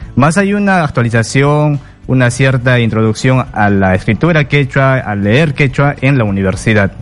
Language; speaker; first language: Spanish; non-native, local second language; Quechua